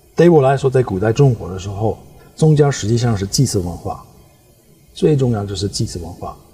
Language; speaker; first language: Chinese; non-native, fluent; Dutch